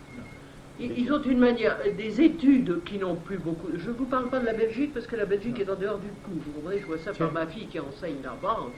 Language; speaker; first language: French; native; French